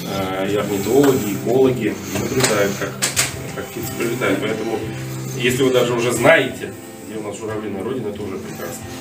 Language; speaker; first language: Russian; native; Russian